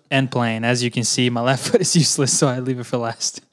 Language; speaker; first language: English; early bilingual, other home language; Portuguese